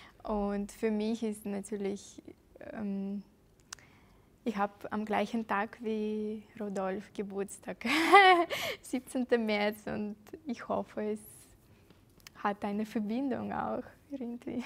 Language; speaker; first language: German; non-native, fluent; Russian